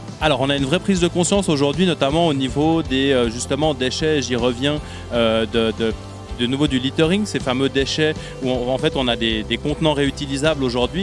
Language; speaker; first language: French; native; French